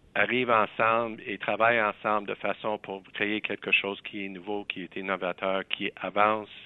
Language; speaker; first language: French; native; French